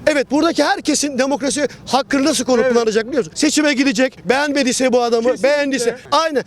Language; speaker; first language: Turkish; non-native, local second language; Kurdish